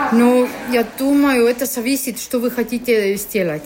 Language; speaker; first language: Russian; non-native, learner; Estonian